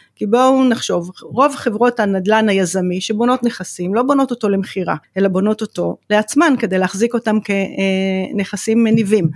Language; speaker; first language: Hebrew; native; Hebrew